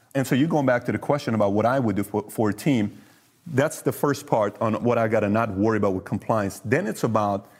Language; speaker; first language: English; early bilingual, other home language; Persian